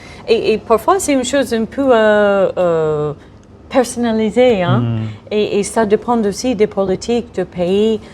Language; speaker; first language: French; non-native, fluent; English